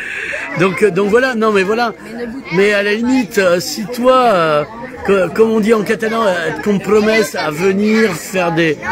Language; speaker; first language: French; native; French